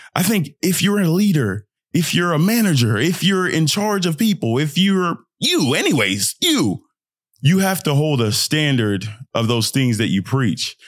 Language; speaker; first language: English; early bilingual, other home language; Yoruba